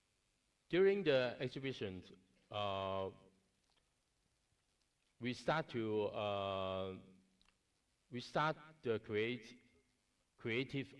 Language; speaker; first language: English; non-native, learner; Cantonese